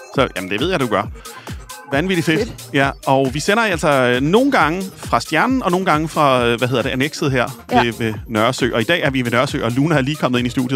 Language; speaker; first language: Danish; native; Danish